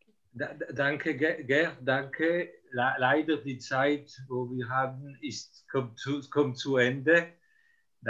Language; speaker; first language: German; non-native, learner; French